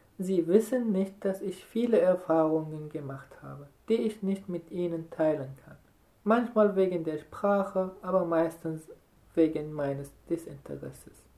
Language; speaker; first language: German; non-native, fluent; Arabic